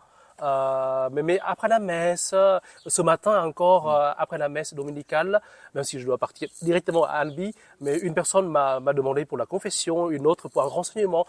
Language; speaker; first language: French; non-native, fluent; Vietnamese